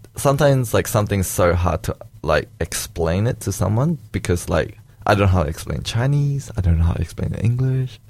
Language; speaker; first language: English; early bilingual, other home language; Chinese